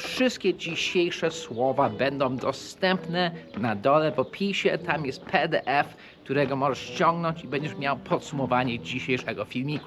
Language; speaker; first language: Polish; non-native, fluent; English